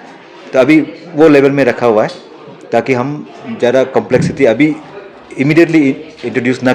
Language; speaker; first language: Hindi; non-native, local second language; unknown